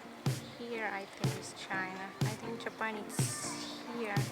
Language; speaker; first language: English; non-native, fluent; Portuguese